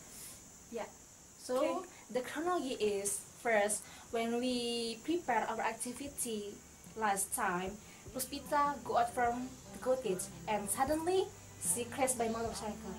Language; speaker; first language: English; non-native, learner; Indonesian